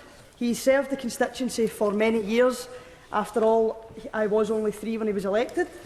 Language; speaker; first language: English; native; English